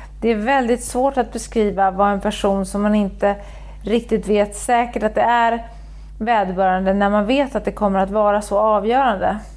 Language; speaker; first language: Swedish; native; Swedish